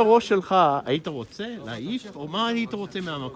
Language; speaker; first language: Hebrew; non-native, fluent; English